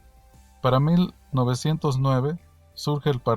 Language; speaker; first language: Spanish; native; Spanish